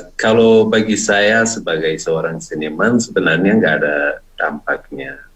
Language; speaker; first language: Indonesian; non-native, fluent; Pashto